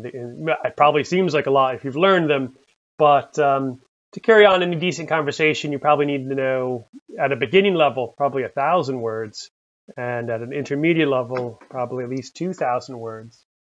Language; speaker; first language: English; native; English